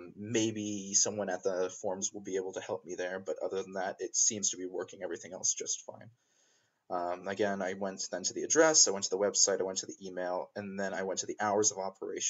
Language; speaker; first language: English; native; English